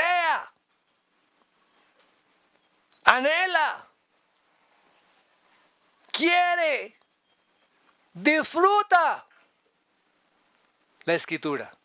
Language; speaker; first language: Spanish; native; Spanish